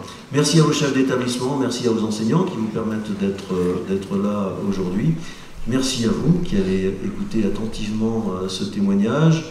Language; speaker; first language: French; native; French